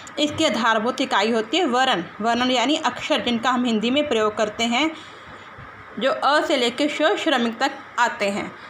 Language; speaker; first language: Hindi; non-native, local second language; Punjabi